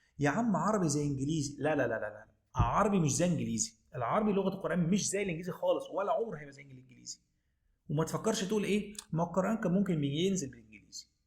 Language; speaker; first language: Egyptian Arabic; native; Egyptian Arabic